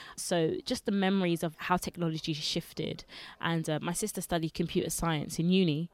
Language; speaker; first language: English; early bilingual, other home language; Lingala